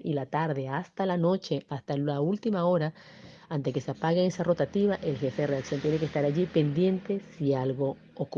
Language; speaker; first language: Spanish; native; Spanish